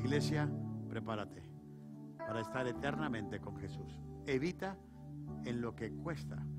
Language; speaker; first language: Spanish; native; Spanish